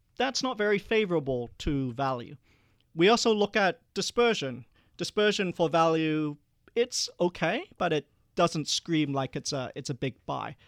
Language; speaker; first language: English; early bilingual, other home language; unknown